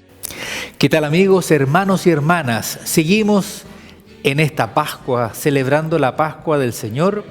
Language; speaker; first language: Spanish; native; Spanish